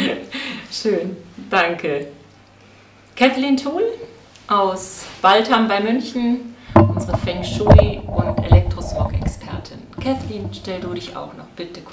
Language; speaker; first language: German; native; German